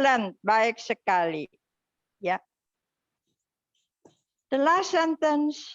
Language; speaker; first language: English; non-native, fluent; Indonesian